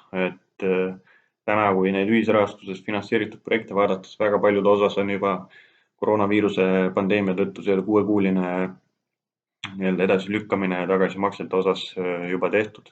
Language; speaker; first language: Estonian; native; Estonian